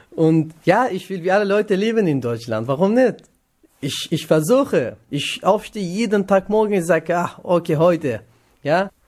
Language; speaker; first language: German; non-native, learner; Kurdish